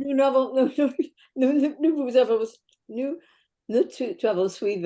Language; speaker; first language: French; non-native, fluent; English